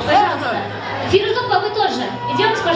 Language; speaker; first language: Russian; non-native, local second language; Uzbek